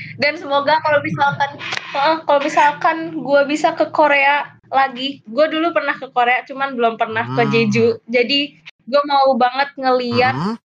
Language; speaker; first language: Indonesian; native; Indonesian